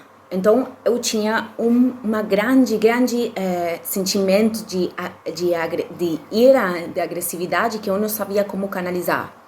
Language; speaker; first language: Portuguese; non-native, fluent; Spanish